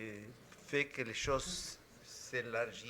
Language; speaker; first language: French; non-native, fluent; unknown